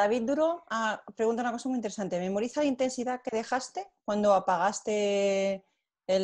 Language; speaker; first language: Spanish; native; Spanish